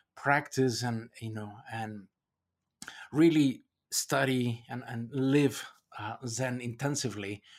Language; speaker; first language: English; non-native, fluent; Spanish